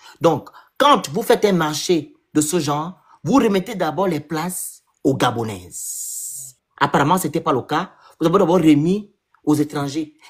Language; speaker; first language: French; native; French